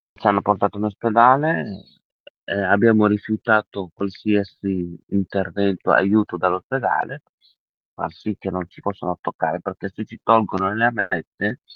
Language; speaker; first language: Italian; early bilingual, other home language; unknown